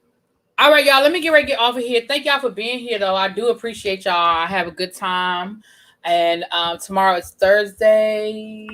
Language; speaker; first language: English; native; English